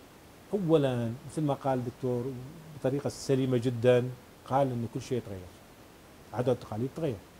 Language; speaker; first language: Arabic; native; Arabic